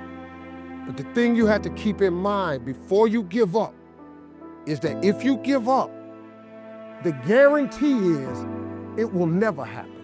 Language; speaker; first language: English; native; English